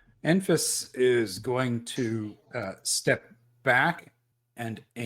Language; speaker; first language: English; native; English